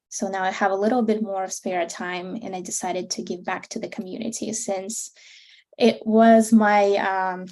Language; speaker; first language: English; non-native, fluent; Russian